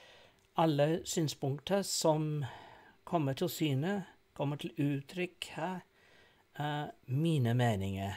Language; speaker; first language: Norwegian; non-native, fluent; English